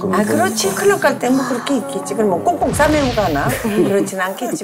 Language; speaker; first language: Korean; native; Korean